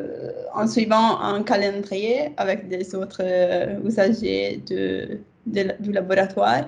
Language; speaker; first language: French; non-native, fluent; Italian